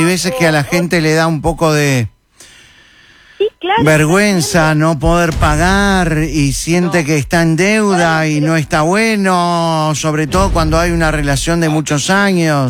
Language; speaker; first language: Spanish; native; Spanish